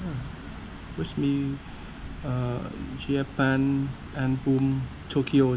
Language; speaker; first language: English; non-native, learner; Vietnamese